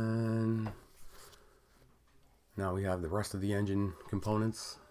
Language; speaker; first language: English; native; English